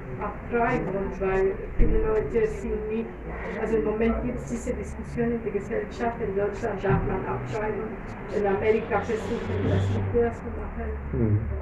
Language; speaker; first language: German; non-native, fluent; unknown